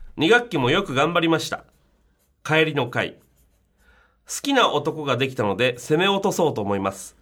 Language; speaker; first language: Japanese; native; Japanese